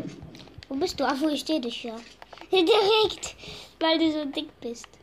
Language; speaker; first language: German; native; German